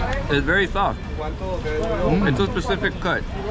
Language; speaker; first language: English; early bilingual, other home language; Spanish